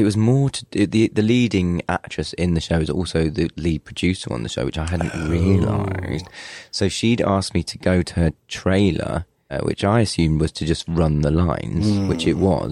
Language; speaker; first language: English; native; English